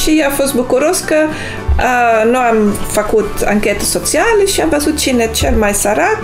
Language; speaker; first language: Romanian; non-native, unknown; Dutch